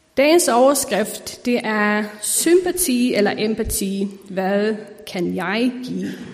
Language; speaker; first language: Danish; non-native, fluent; Icelandic